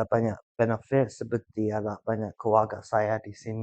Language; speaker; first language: Indonesian; early bilingual, heritage; English